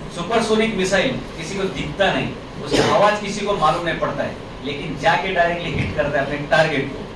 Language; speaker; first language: Hindi; non-native, local second language; Marathi